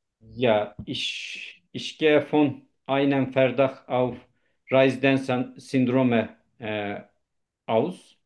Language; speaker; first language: German; non-native, learner; Turkish